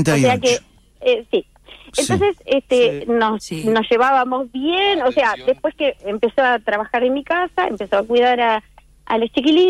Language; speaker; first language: Spanish; native; Spanish